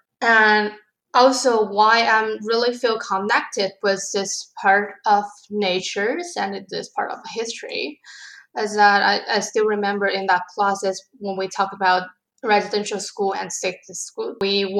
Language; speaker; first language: English; non-native, learner; Chinese